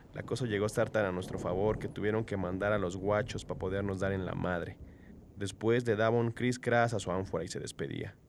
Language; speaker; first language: Spanish; native; Spanish